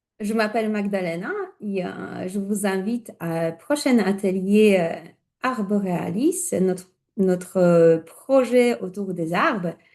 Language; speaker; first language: French; non-native, fluent; Polish